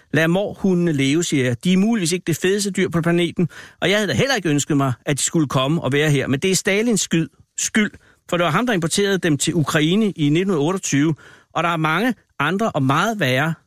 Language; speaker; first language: Danish; native; Danish